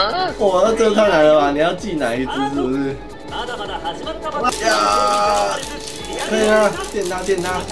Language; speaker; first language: Chinese; native; Chinese